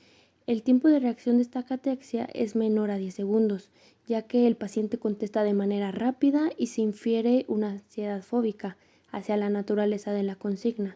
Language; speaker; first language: Spanish; native; Spanish